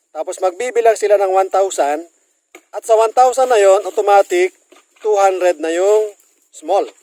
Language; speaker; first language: Filipino; native; Filipino